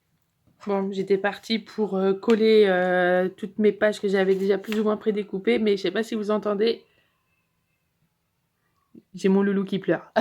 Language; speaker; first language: French; native; French